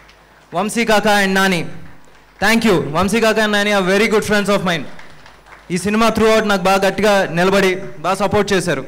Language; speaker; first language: Telugu; native; Telugu